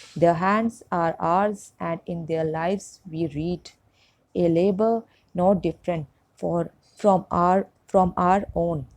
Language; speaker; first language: English; non-native, local second language; Punjabi